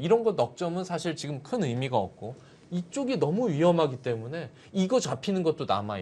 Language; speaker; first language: Korean; native; Korean